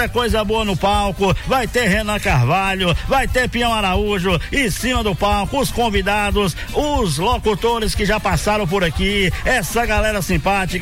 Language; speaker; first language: Portuguese; native; Portuguese